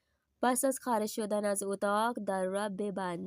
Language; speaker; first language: Persian; non-native, fluent; Urdu